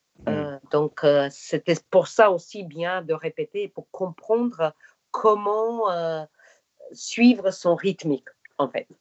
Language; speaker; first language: French; non-native, fluent; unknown